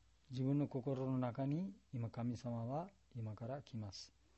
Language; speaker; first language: Japanese; non-native, learner; Bangla